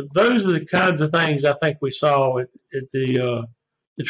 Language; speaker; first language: English; native; English